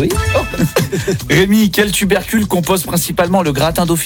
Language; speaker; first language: French; native; French